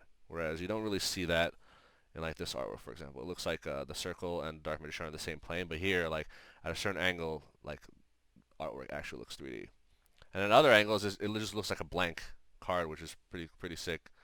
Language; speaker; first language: English; native; English